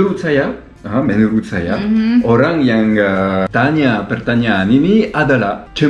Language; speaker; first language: Indonesian; non-native, learner; French